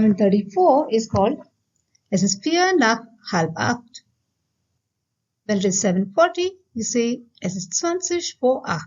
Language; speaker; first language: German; non-native, fluent; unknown